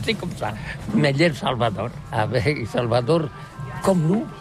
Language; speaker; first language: French; non-native, learner; Catalan